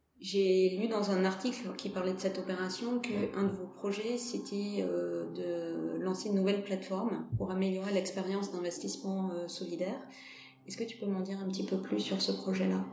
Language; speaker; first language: French; native; French